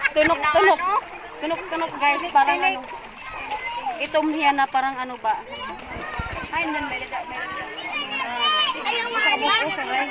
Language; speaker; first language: Filipino; non-native, local second language; Waray